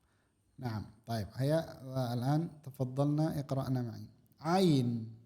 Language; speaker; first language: Arabic; non-native, fluent; Indonesian